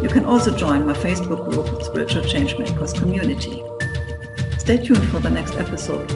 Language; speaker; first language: English; non-native, fluent; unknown